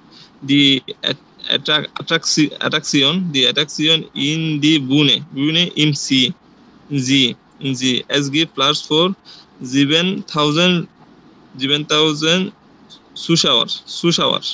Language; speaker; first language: German; non-native, learner; Bangla